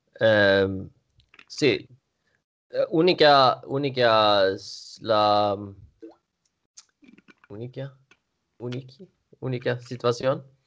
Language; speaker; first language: Italian; non-native, learner; Swedish